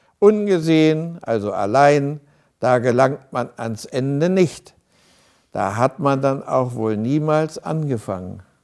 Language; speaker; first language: German; native; German